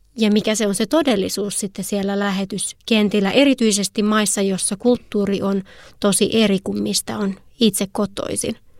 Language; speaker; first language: Finnish; native; Finnish